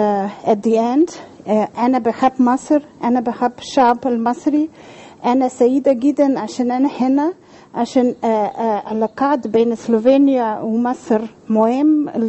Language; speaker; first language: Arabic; non-native, learner; Slovenian